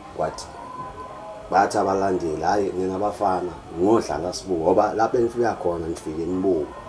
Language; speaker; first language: Zulu; native; Zulu